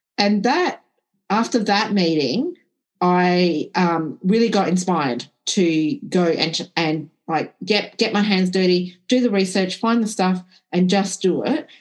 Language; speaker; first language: English; early bilingual, other home language; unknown